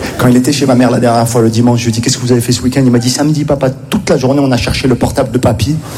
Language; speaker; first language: French; native; French